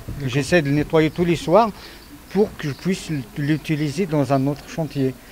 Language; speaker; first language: French; non-native, fluent; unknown